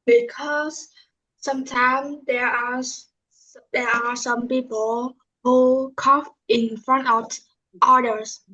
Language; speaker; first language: English; non-native, learner; Vietnamese